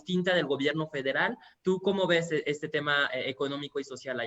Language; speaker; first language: Spanish; native; Spanish